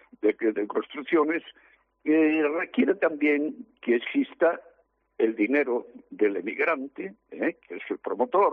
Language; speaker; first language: Spanish; native; Spanish